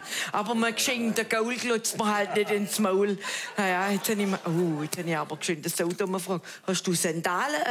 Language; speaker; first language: German; native; German